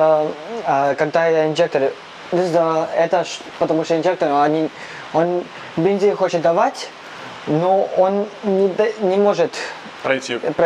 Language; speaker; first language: Russian; non-native, learner; Cantonese